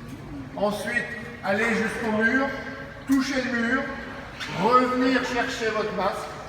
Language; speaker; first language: French; native; French